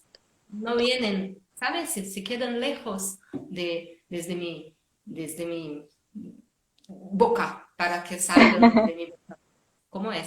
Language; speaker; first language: Spanish; non-native, fluent; Portuguese